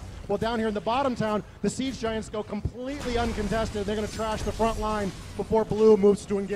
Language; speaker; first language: English; native; English